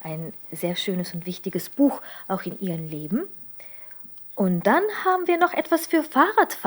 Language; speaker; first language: German; non-native, fluent; Slovenian